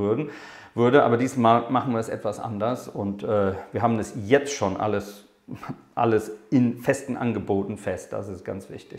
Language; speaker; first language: German; non-native, fluent; English